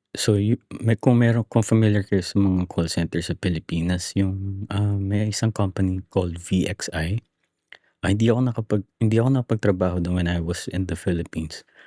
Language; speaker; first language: Filipino; native; Filipino